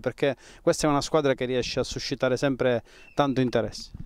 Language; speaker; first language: Italian; native; Italian